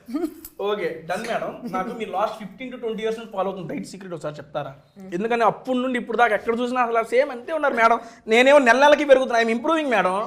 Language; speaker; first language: Telugu; native; Telugu